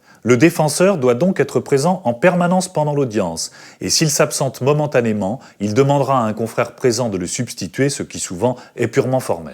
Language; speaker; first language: French; native; French